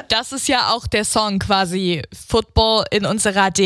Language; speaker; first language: German; native; German